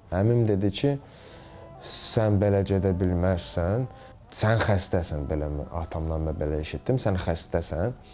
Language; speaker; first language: Azerbaijani; early bilingual, heritage; Azerbaijani